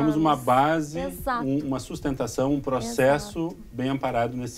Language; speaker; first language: Portuguese; native; Portuguese